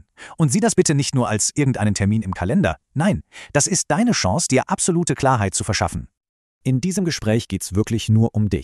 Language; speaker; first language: German; native; German